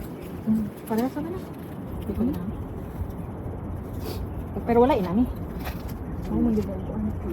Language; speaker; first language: Filipino; non-native, local second language; Cebuano